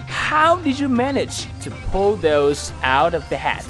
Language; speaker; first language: English; non-native, fluent; Chinese